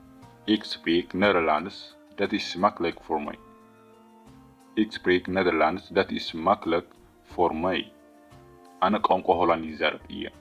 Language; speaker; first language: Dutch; non-native, fluent; Tigrinya